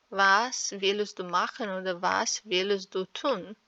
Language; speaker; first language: German; non-native, fluent; Serbian